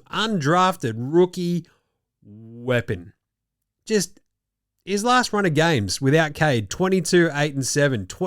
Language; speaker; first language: English; native; English